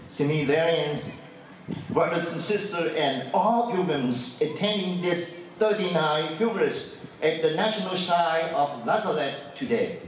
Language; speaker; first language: English; non-native, fluent; Vietnamese